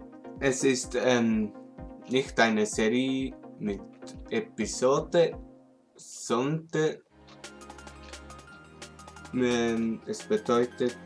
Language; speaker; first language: German; non-native, local second language; Swiss German